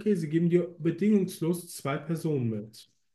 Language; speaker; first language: German; native; German